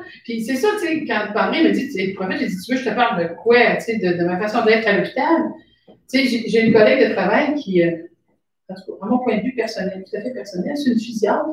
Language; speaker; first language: French; native; French